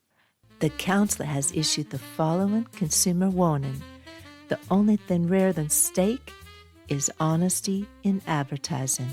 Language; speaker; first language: English; native; English